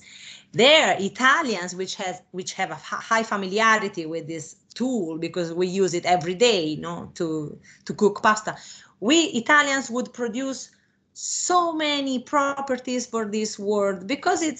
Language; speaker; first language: English; non-native, fluent; Italian